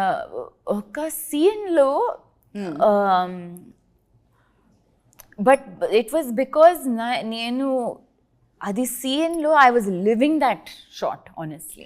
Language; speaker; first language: Telugu; non-native, learner; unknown